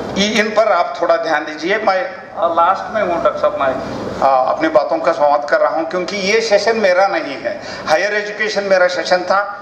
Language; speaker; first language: Hindi; non-native, local second language; Kannada